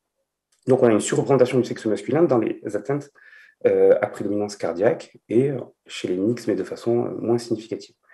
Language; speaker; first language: French; native; French